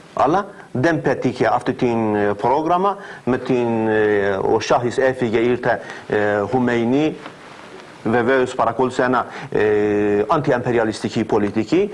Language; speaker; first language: Greek; non-native, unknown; Turkish